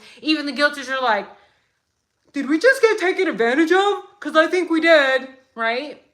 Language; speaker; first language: English; native; English